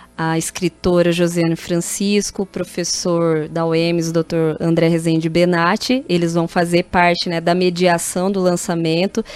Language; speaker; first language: Portuguese; native; Portuguese